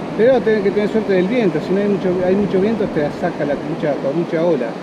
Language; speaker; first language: Spanish; native; Spanish